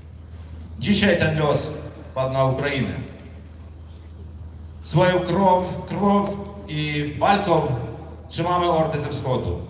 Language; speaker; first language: Polish; non-native, fluent; Ukrainian